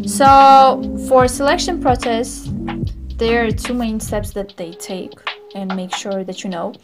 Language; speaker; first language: English; non-native, fluent; Tajik